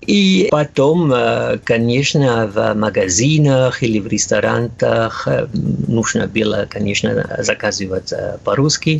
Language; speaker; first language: Russian; non-native, learner; Spanish